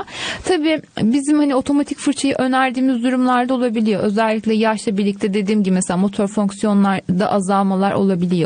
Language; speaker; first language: Turkish; native; Turkish